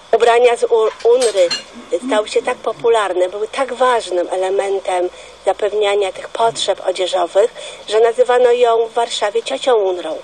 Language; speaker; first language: Polish; native; Polish